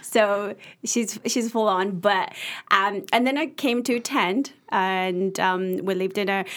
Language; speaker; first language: English; early bilingual, other home language; Arabic